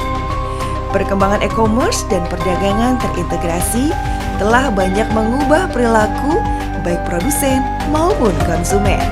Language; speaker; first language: Indonesian; native; Indonesian